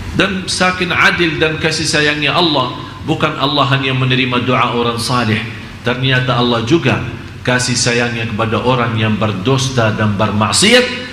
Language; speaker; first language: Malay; non-native, fluent; Arabic